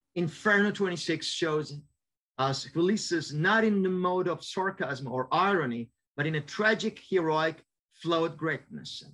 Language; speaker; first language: English; non-native, fluent; Italian